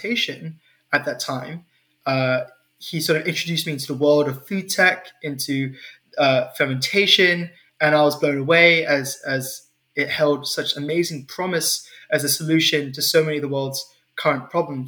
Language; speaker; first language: English; non-native, local second language; Cantonese